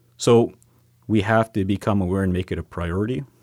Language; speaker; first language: English; native; English